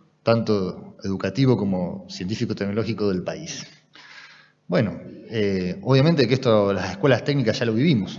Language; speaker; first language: Spanish; native; Spanish